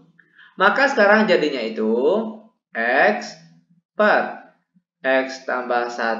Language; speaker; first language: Indonesian; native; Indonesian